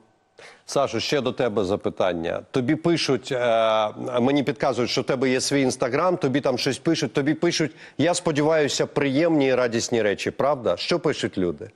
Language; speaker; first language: Ukrainian; native; Ukrainian